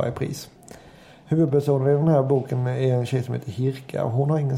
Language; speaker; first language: Swedish; native; Swedish